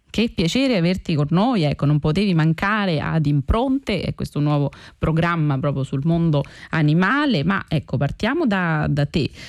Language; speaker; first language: Italian; native; Italian